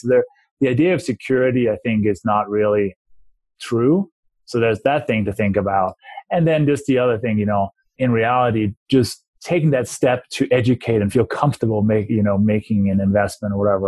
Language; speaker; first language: English; non-native, fluent; Danish